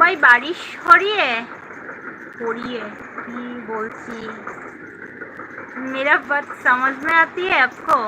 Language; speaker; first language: Hindi; non-native, local second language; Bangla